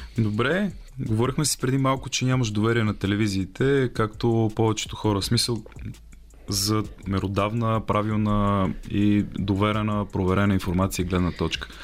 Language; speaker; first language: Bulgarian; native; Bulgarian